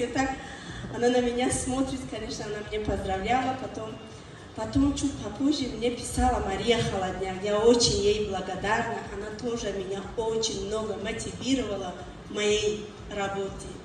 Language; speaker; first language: Russian; non-native, learner; Tajik